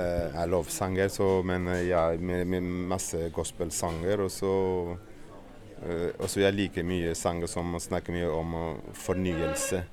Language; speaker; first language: Norwegian; non-native, fluent; Portuguese